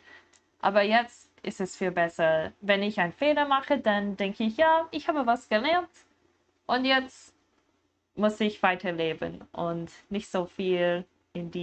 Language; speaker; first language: German; non-native, learner; English